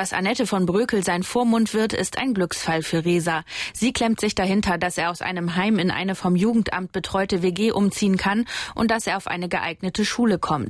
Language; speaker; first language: German; native; German